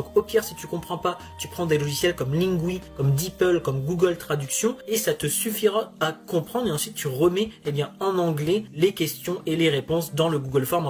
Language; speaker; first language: French; native; French